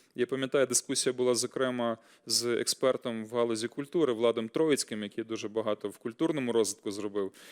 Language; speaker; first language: Ukrainian; native; Ukrainian